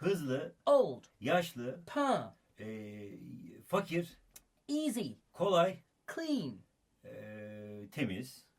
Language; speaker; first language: Turkish; native; Turkish